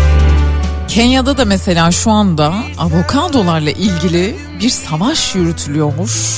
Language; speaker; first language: Turkish; native; Turkish